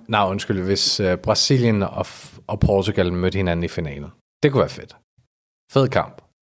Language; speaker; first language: Danish; early bilingual, other home language; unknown